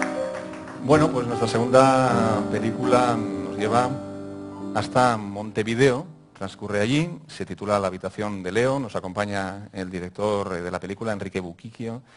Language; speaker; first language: Spanish; native; Spanish